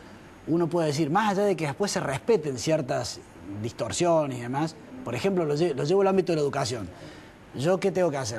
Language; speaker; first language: Spanish; native; Spanish